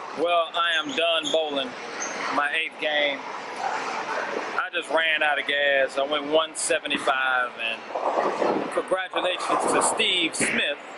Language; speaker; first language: English; native; English